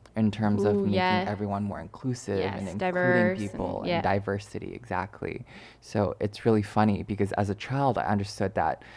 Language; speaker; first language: English; early bilingual, other home language; Chinese